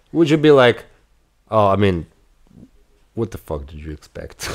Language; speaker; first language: English; non-native, fluent; Russian